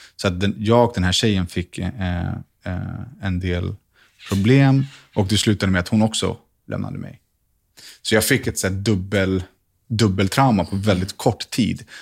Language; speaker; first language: Swedish; native; Swedish